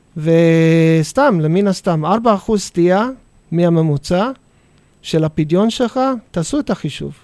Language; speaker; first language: Hebrew; non-native, fluent; English